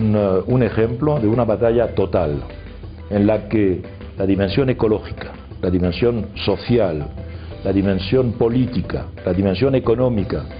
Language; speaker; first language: Spanish; non-native, fluent; French